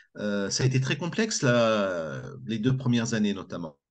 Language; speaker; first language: French; native; French